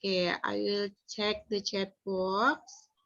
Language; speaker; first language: English; non-native, fluent; Indonesian